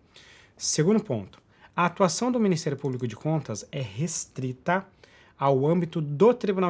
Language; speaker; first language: Portuguese; native; Portuguese